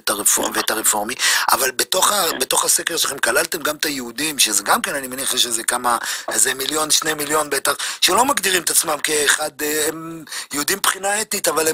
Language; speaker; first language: Hebrew; native; Hebrew